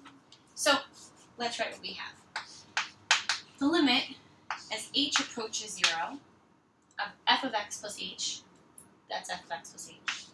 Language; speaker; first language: English; native; English